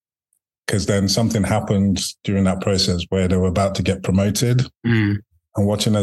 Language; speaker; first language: English; native; English